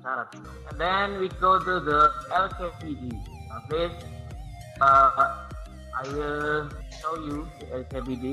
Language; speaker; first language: English; non-native, learner; Indonesian